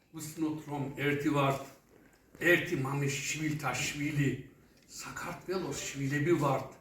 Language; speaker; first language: Georgian; non-native, fluent; Turkish